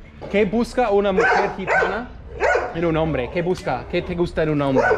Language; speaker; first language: Spanish; non-native, fluent; English